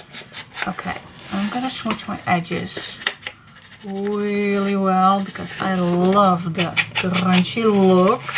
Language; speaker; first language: English; non-native, fluent; Dutch